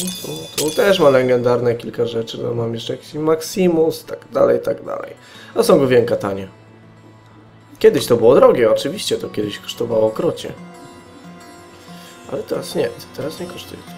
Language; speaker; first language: Polish; native; Polish